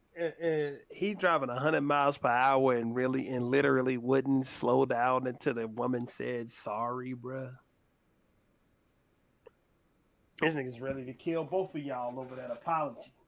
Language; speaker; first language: English; native; English